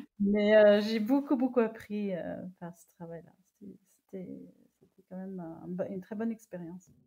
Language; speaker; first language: French; non-native, fluent; English